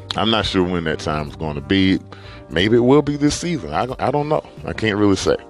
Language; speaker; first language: English; native; English